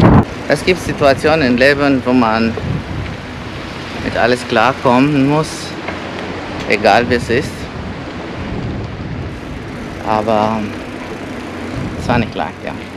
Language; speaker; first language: German; non-native, fluent; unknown